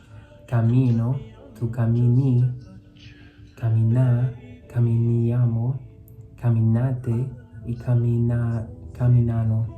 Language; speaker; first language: Italian; non-native, learner; English